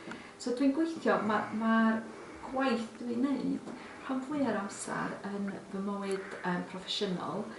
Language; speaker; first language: Welsh; non-native, local second language; English